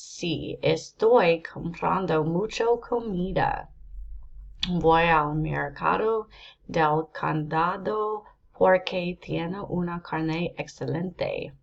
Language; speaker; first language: Spanish; non-native, learner; English